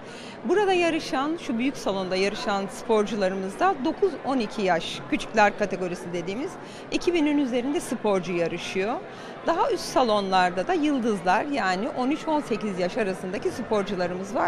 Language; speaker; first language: Turkish; native; Turkish